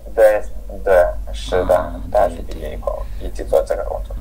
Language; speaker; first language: Chinese; non-native, learner; Spanish